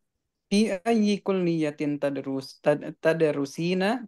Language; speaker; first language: Arabic; non-native, learner; Indonesian